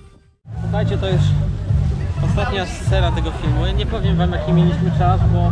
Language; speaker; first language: Polish; native; Polish